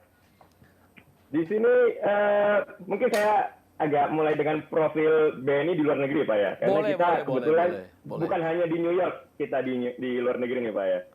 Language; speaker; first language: Indonesian; native; Indonesian